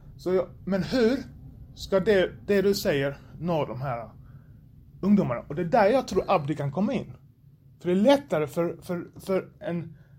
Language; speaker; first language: Swedish; native; Swedish